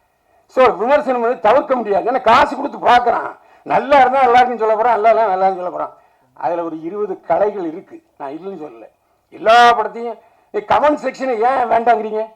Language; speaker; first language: Tamil; native; Tamil